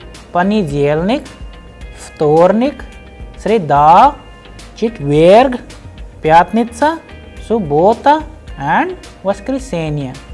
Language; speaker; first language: Russian; non-native, fluent; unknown